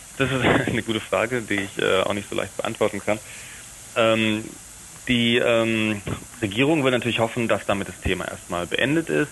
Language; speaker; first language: German; native; German